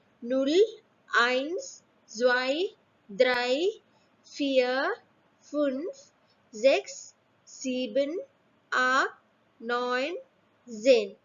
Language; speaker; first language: German; non-native, fluent; Hindi